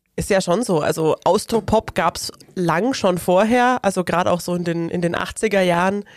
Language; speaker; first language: German; native; German